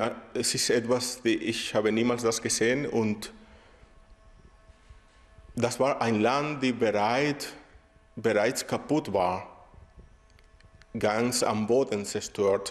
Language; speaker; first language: German; non-native, fluent; Spanish